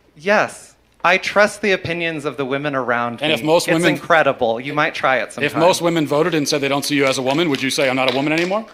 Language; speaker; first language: English; native; English